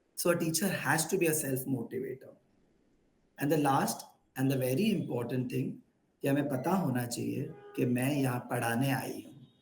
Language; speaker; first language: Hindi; non-native, local second language; Gujarati